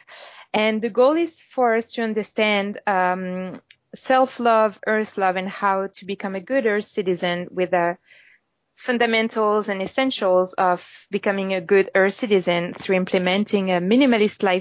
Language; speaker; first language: English; non-native, fluent; French